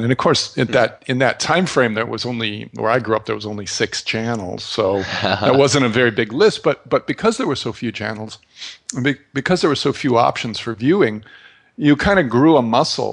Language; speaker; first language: English; native; English